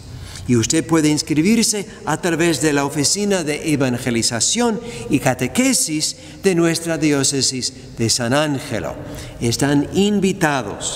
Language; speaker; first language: Spanish; non-native, fluent; English